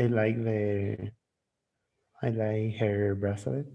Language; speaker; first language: English; non-native, learner; Spanish